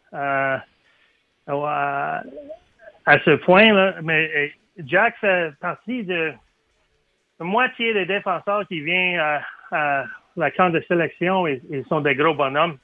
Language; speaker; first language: French; non-native, learner; English